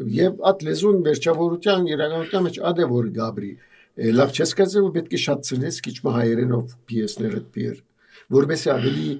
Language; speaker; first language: Armenian; early bilingual, heritage; Armenian